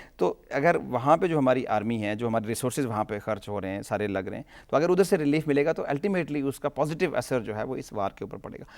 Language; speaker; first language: Urdu; non-native, local second language; Punjabi